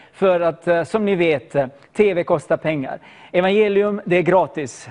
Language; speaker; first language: Swedish; non-native, fluent; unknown